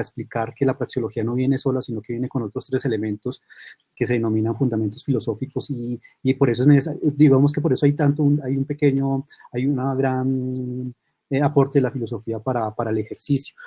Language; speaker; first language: Spanish; native; Spanish